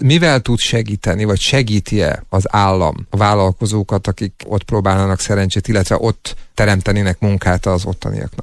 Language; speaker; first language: Hungarian; native; Hungarian